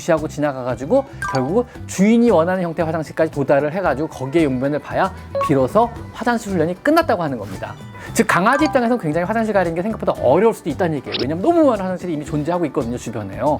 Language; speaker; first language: Korean; native; Korean